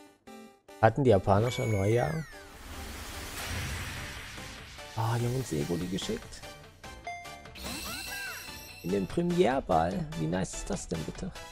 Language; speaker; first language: German; native; German